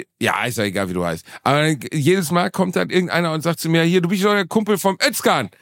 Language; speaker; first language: German; native; German